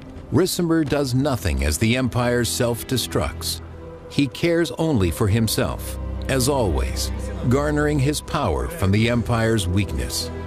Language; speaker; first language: English; native; English